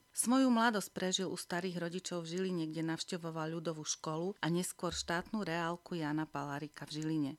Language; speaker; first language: Slovak; native; Slovak